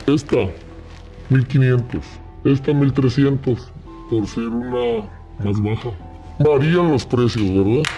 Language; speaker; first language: Spanish; native; Spanish